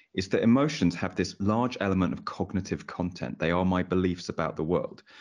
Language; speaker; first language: English; native; English